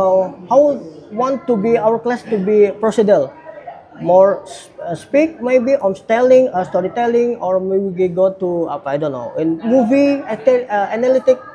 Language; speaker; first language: English; non-native, learner; Indonesian